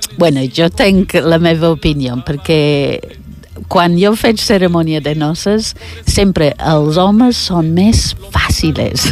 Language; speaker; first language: Catalan; non-native, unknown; English